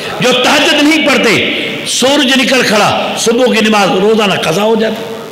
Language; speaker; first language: Urdu; non-native, local second language; Sindhi